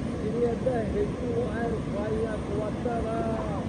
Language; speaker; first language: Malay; non-native, local second language; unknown